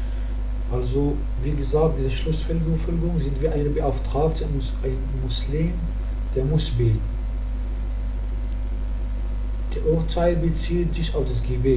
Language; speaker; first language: German; non-native, learner; Arabic